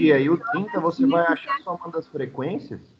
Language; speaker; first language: Portuguese; native; Portuguese